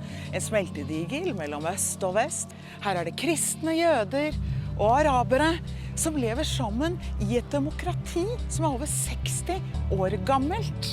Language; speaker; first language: Norwegian; early bilingual, heritage; Norwegian